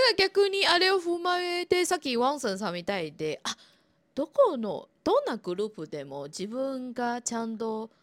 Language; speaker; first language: Japanese; non-native, fluent; Chinese